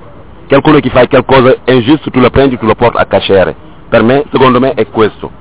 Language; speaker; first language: Italian; non-native, learner; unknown